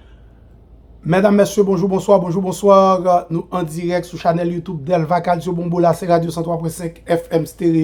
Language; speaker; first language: French; non-native, local second language; Haitian Creole